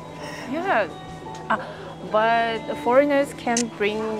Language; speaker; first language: English; non-native, learner; Japanese